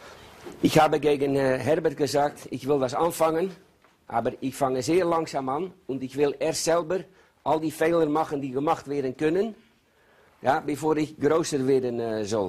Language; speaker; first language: German; non-native, learner; Dutch